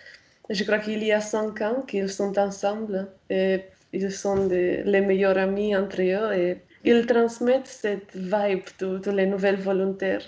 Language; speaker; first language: French; non-native, fluent; Romanian